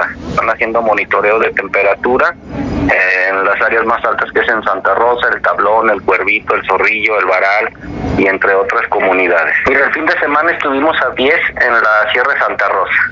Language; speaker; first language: Spanish; native; Spanish